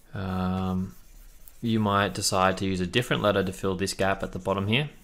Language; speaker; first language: English; native; English